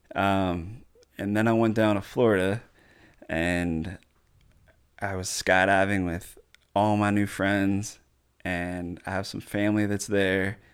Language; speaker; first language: English; native; English